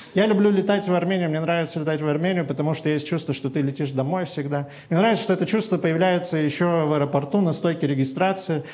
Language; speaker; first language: Russian; native; Russian